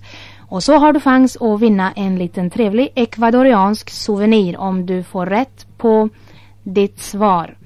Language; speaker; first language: Swedish; native; Swedish